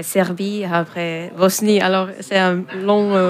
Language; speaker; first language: French; non-native, fluent; Finnish